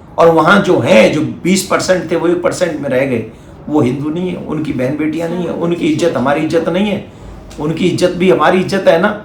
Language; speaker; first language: Hindi; native; Hindi